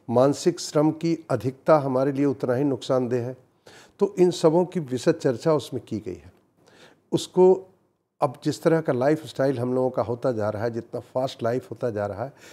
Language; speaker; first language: Hindi; native; Hindi